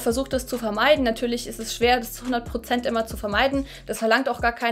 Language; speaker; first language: German; native; German